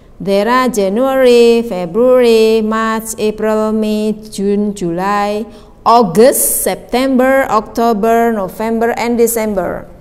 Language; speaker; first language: English; non-native, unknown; Javanese